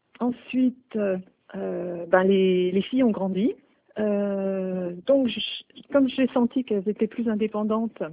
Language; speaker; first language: French; native; French